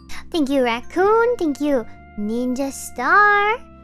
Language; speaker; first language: English; native; English